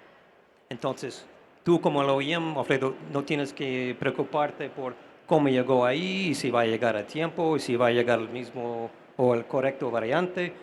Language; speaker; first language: Spanish; non-native, fluent; English